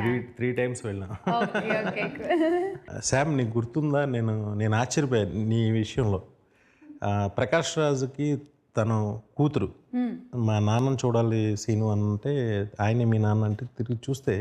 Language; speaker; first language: Telugu; native; Telugu